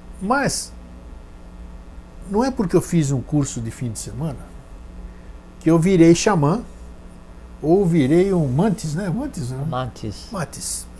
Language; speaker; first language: Portuguese; native; Portuguese